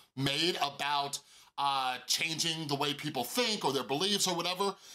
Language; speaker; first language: English; native; English